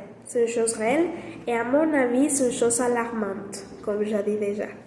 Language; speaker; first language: French; non-native, learner; Spanish